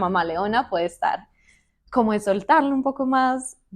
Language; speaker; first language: Spanish; native; Spanish